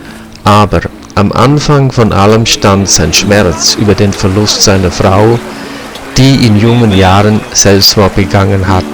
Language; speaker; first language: German; native; German